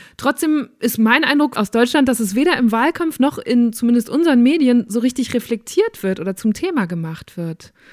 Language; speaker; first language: German; native; German